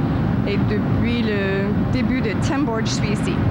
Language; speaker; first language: French; non-native, local second language; English